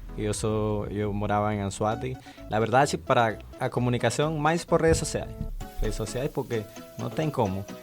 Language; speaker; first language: Portuguese; non-native, learner; Spanish